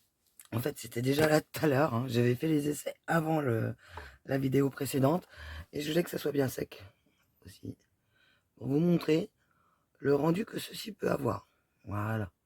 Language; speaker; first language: French; native; French